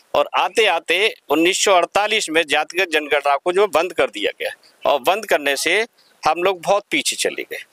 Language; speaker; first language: Hindi; native; Hindi